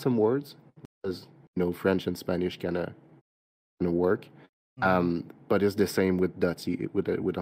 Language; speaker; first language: English; non-native, fluent; French